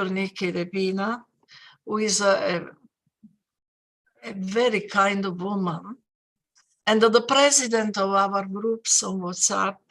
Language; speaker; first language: English; non-native, fluent; Italian